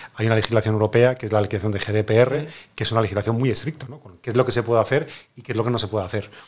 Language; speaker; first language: Spanish; native; Spanish